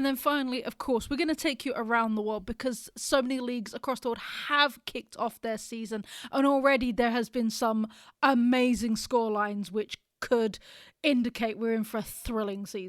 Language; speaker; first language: English; native; English